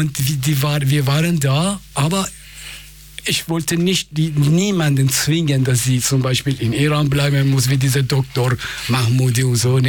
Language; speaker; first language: German; non-native, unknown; Persian